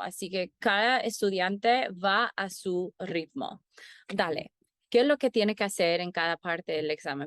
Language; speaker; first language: Spanish; non-native, fluent; English